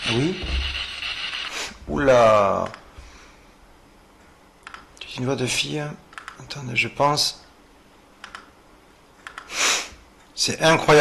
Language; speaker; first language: French; native; French